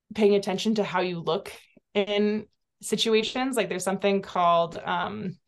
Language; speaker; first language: English; native; English